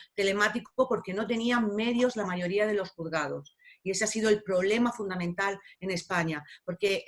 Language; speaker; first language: Spanish; native; Spanish